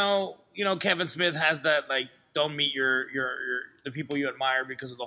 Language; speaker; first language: English; early bilingual, other home language; Spanish